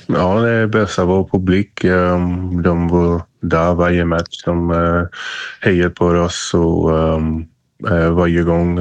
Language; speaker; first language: Swedish; non-native, learner; English